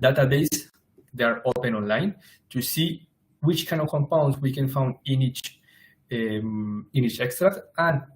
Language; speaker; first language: English; non-native, fluent; Spanish